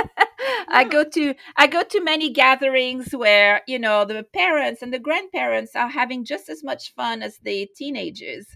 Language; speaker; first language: English; non-native, fluent; French